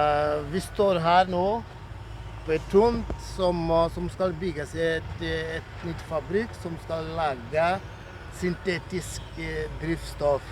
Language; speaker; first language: Norwegian; non-native, fluent; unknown